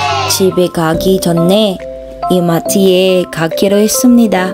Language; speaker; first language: Korean; non-native, learner; Filipino